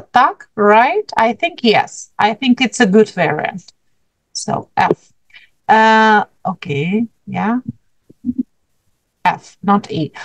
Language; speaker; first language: English; non-native, fluent; Ukrainian